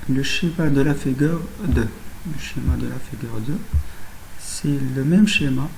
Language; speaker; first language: French; non-native, local second language; Arabic